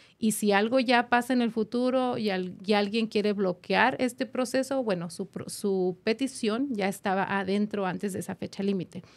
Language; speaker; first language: Spanish; native; Spanish